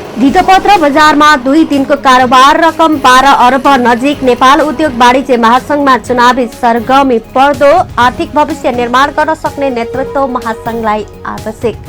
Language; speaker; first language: Nepali; native; Nepali